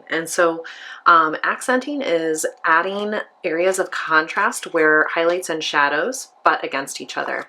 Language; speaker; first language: English; native; English